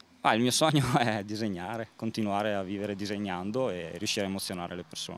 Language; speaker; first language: Italian; native; Italian